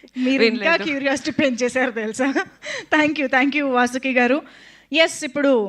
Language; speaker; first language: Telugu; native; Telugu